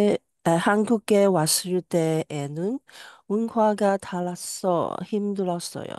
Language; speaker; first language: Korean; non-native, learner; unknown